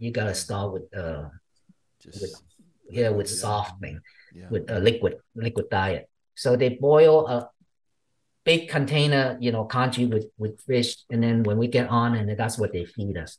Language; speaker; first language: English; non-native, fluent; Vietnamese